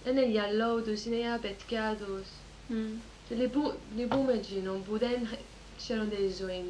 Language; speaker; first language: Greek; early bilingual, heritage; Greek